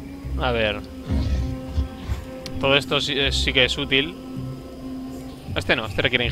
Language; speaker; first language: Spanish; native; Spanish